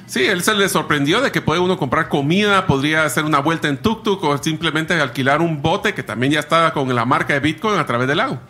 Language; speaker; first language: Spanish; native; Spanish